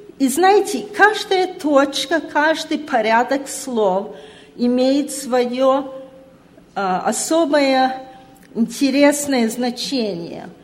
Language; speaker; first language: Russian; early bilingual, heritage; Russian